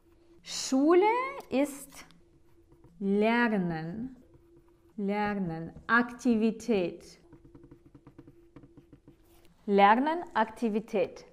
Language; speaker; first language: German; non-native, fluent; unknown